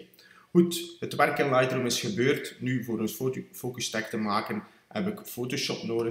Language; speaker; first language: Dutch; native; Dutch